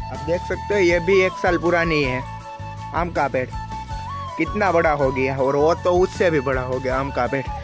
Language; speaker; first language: Hindi; non-native, local second language; Gujarati